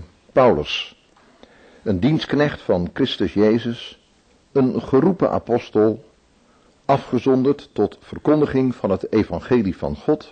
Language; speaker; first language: Dutch; native; Dutch